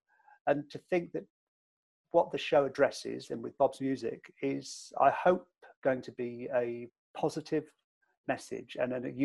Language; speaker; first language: English; native; English